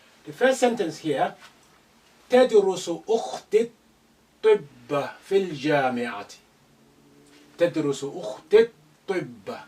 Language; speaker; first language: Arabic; non-native, fluent; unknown